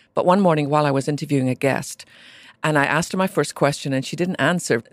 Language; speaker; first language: English; native; English